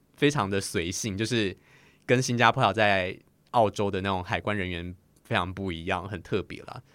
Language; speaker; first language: Chinese; native; Chinese